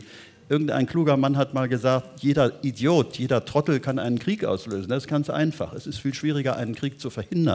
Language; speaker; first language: German; native; German